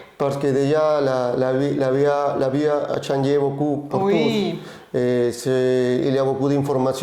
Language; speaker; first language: French; non-native, learner; Spanish